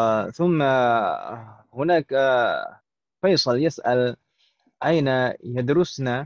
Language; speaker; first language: Arabic; non-native, fluent; Indonesian